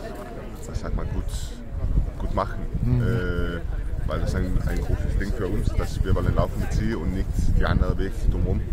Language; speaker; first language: German; non-native, learner; Danish